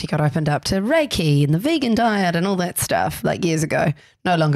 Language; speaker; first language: English; native; English